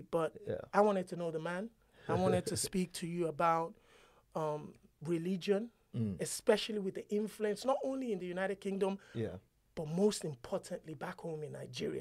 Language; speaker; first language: English; non-native, local second language; Yoruba